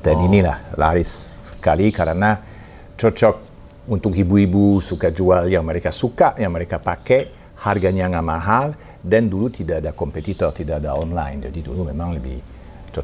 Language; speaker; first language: Indonesian; non-native, fluent; French